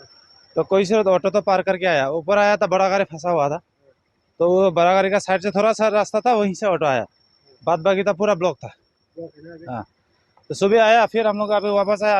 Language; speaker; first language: Hindi; non-native, local second language; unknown